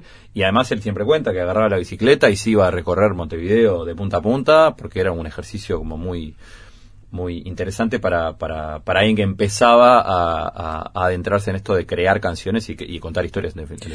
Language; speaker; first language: Spanish; native; Spanish